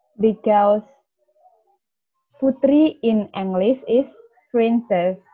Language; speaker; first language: English; non-native, learner; Indonesian